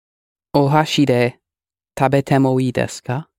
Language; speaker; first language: Japanese; non-native, learner; English